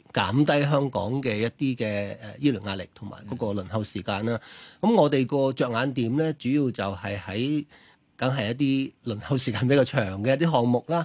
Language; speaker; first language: Cantonese; native; Cantonese